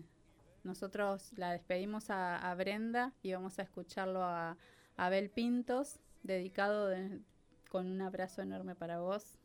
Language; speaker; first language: Spanish; native; Spanish